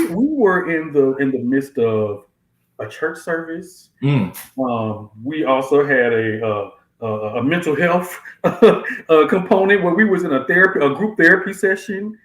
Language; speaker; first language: English; native; English